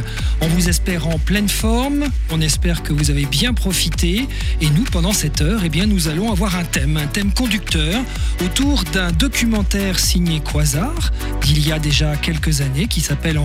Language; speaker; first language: French; native; French